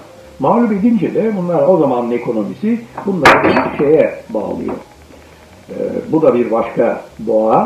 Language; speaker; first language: Turkish; native; Turkish